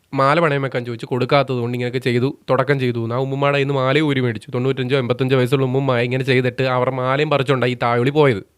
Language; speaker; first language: Malayalam; native; Malayalam